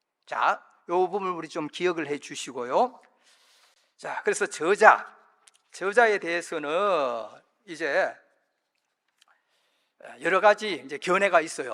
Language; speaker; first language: Korean; native; Korean